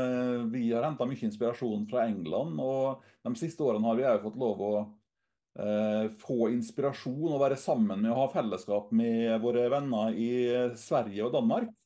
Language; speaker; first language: Norwegian; native; Norwegian